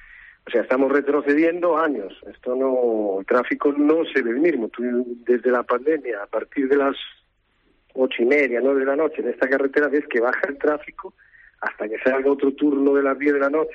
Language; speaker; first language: Spanish; native; Spanish